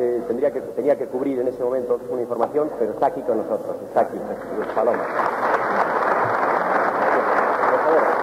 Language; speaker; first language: Spanish; native; Spanish